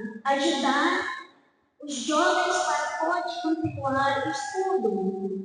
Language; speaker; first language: Portuguese; non-native, fluent; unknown